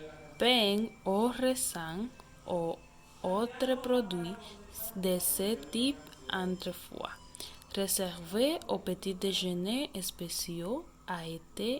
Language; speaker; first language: French; non-native, learner; Spanish